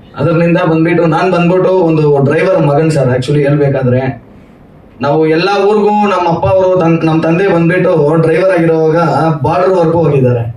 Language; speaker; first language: Kannada; non-native, local second language; Lambadi